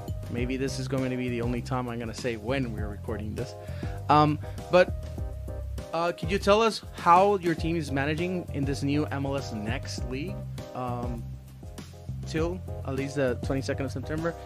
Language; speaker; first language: English; non-native, local second language; Spanish